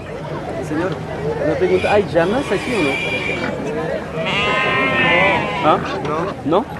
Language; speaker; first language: Spanish; non-native, learner; French